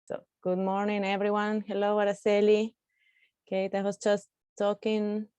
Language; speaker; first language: English; non-native, fluent; Spanish